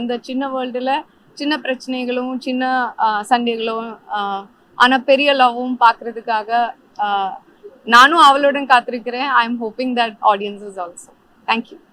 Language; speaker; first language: Tamil; non-native, fluent; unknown